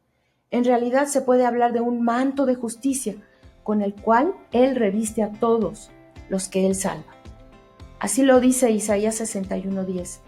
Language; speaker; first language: Spanish; native; Spanish